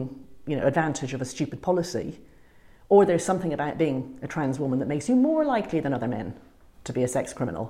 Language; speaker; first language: English; native; English